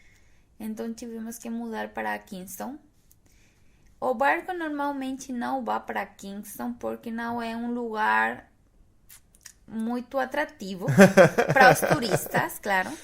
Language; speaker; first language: Portuguese; non-native, fluent; Spanish